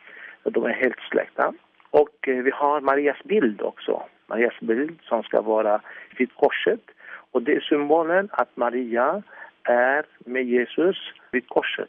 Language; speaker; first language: Swedish; non-native, fluent; Arabic